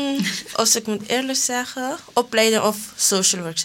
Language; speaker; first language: Dutch; non-native, local second language; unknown